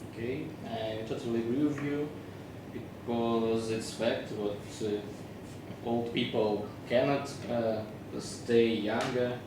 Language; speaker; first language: English; non-native, learner; Russian